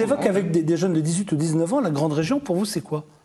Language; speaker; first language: French; native; French